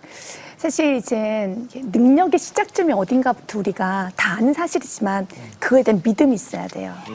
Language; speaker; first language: Korean; native; Korean